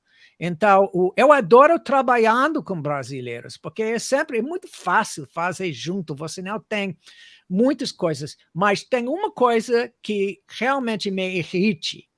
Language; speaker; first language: Portuguese; non-native, fluent; English